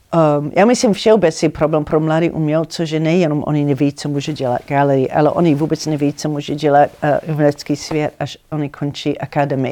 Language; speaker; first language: Czech; non-native, learner; English